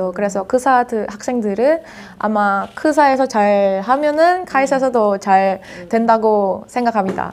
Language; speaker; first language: Korean; non-native, fluent; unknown